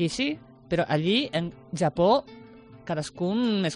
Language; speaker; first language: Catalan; non-native, learner; Japanese